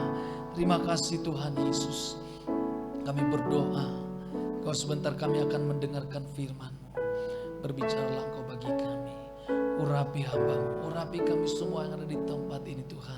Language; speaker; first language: Indonesian; native; Indonesian